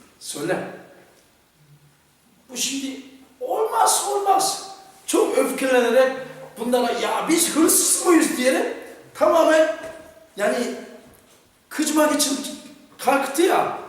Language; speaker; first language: Turkish; non-native, fluent; Korean